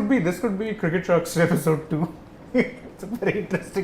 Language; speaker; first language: English; non-native, local second language; Hindi